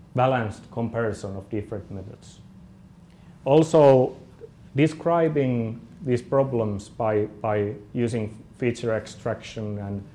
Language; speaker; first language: English; non-native, fluent; Finnish